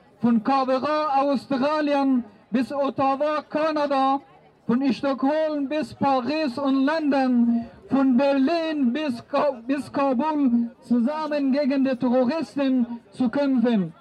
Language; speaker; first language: German; non-native, fluent; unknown